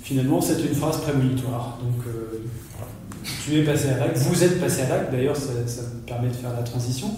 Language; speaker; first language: French; native; French